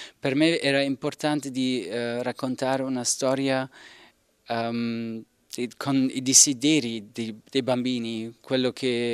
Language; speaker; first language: Italian; non-native, learner; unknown